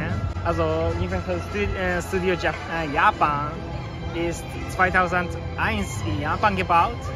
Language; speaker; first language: German; non-native, learner; Japanese